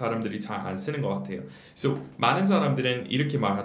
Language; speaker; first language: Korean; non-native, fluent; English